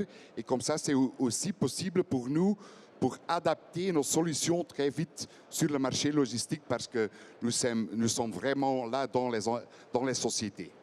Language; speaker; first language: French; non-native, fluent; Dutch